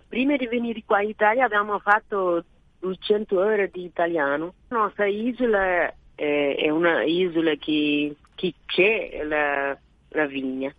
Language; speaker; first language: Italian; non-native, learner; Kabuverdianu